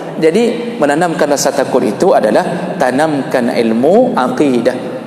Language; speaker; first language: Malay; non-native, local second language; Achinese